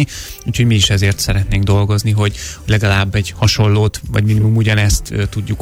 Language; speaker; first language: Hungarian; native; Hungarian